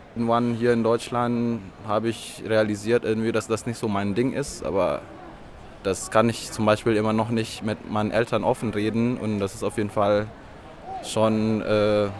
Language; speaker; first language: German; non-native, fluent; Indonesian